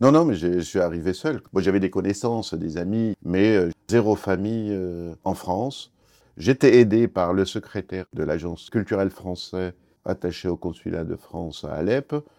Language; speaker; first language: French; non-native, fluent; Kurdish